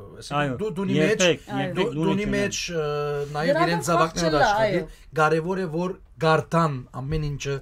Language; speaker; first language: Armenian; early bilingual, heritage; Armenian